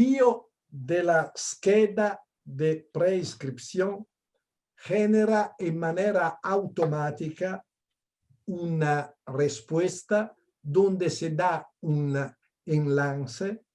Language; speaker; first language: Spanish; non-native, fluent; Italian